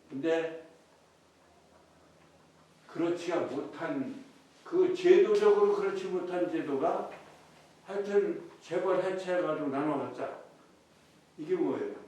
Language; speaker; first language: Korean; native; Korean